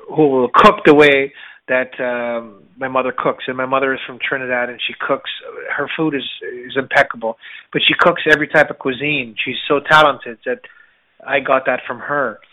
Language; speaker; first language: English; native; English